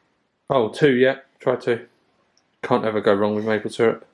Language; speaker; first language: English; native; English